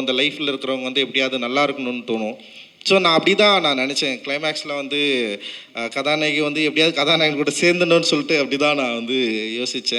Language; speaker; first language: Tamil; native; Tamil